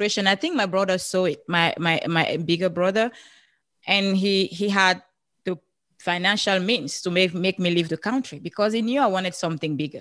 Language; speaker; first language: English; non-native, local second language; French